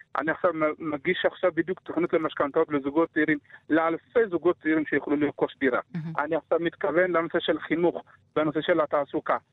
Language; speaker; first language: Hebrew; early bilingual, other home language; Amharic